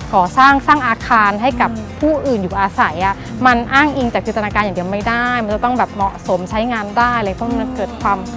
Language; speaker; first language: Thai; native; Thai